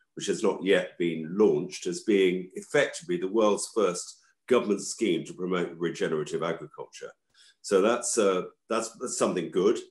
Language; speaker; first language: English; native; English